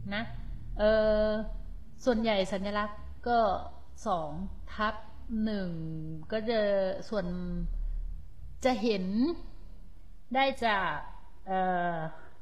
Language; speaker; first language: Thai; native; Thai